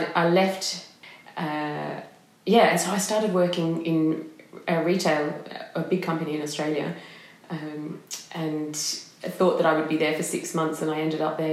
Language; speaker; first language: English; native; English